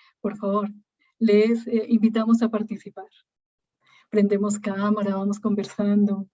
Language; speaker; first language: Spanish; native; Spanish